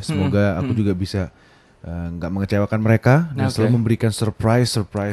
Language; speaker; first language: Indonesian; native; Indonesian